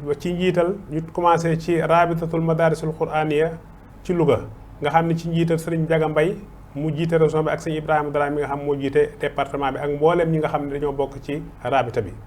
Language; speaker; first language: Wolof; native; Wolof